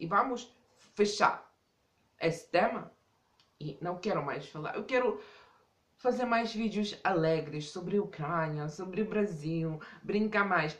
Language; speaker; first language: Portuguese; non-native, fluent; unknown